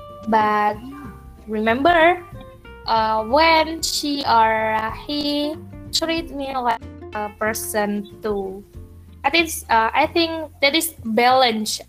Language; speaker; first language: English; non-native, learner; Indonesian